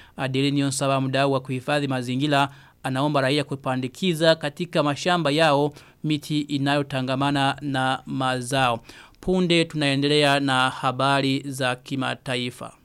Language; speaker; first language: Swahili; non-native, local second language; Rundi